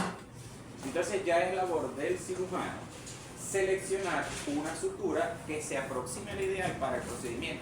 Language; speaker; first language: Spanish; native; Spanish